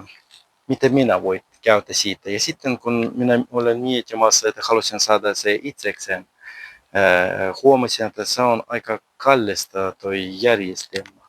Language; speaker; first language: Finnish; non-native, learner; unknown